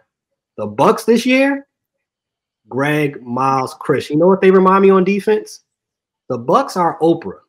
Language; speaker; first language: English; native; English